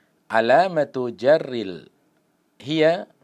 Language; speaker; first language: Arabic; non-native, fluent; Indonesian